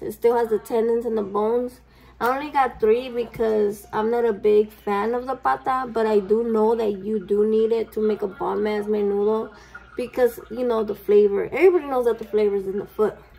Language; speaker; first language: English; early bilingual, other home language; Spanish